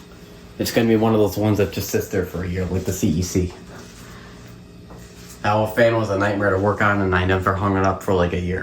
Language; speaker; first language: English; native; English